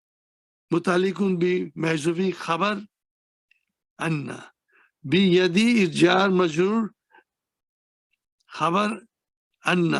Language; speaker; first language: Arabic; non-native, fluent; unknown